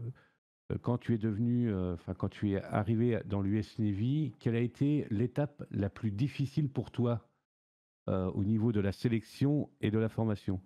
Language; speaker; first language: French; native; French